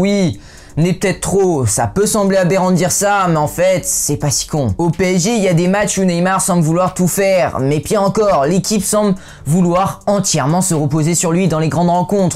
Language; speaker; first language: French; native; French